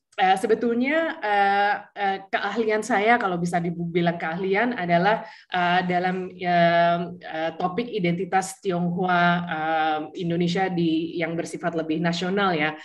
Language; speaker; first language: Indonesian; early bilingual, heritage; Indonesian